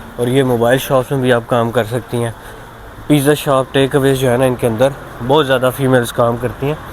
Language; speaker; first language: Urdu; non-native, local second language; Punjabi